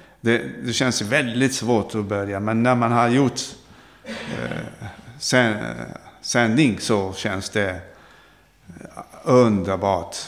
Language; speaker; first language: Swedish; non-native, fluent; Arabic